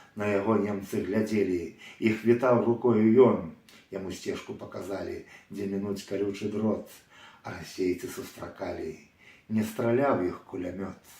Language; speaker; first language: Belarusian; native; Belarusian